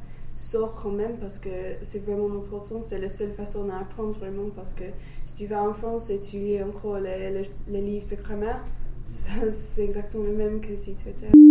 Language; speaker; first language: French; non-native, learner; English